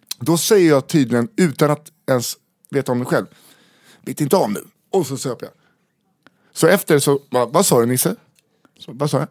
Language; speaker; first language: Swedish; native; Swedish